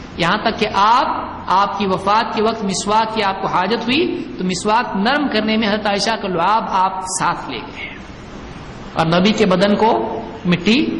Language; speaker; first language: Urdu; native; Urdu